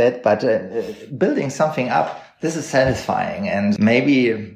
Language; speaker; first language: English; non-native, fluent; German